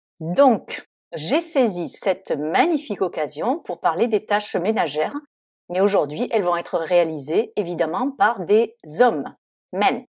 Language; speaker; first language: French; native; French